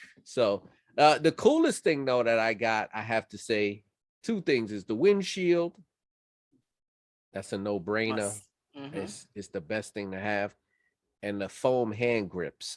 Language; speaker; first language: English; native; English